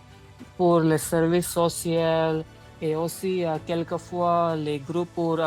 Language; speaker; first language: French; non-native, learner; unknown